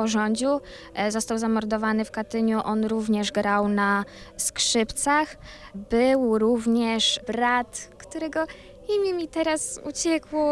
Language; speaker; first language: Polish; native; Polish